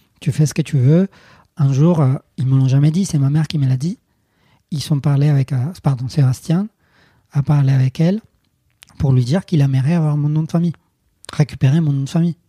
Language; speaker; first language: French; non-native, fluent; Spanish